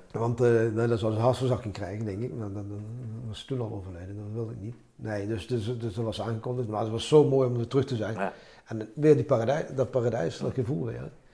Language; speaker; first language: Dutch; early bilingual, other home language; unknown